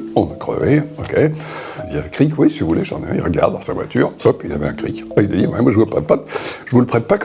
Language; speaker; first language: French; native; French